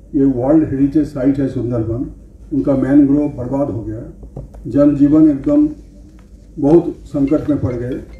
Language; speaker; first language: Hindi; non-native, local second language; Bangla